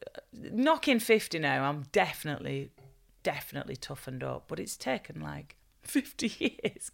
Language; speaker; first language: English; native; English